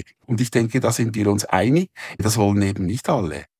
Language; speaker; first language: German; native; German